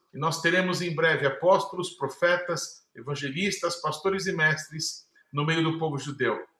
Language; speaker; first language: Portuguese; native; Portuguese